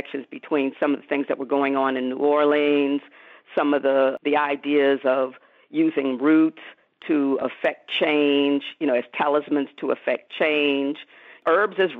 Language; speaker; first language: English; native; English